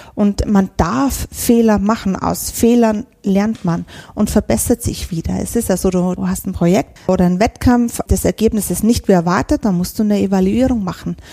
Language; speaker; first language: German; native; German